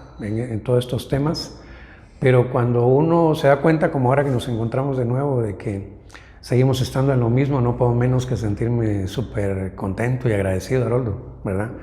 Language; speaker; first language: Spanish; native; Spanish